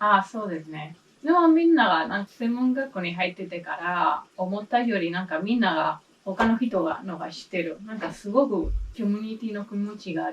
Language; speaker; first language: Japanese; non-native, learner; English